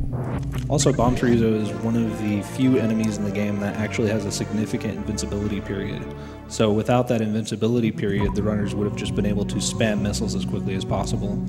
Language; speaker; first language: English; native; English